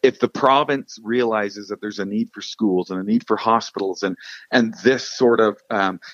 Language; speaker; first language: English; native; English